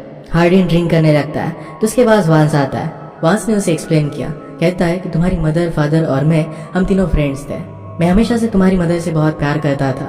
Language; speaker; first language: Hindi; native; Hindi